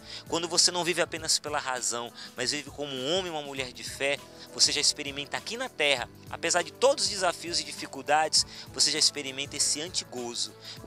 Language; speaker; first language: Portuguese; native; Portuguese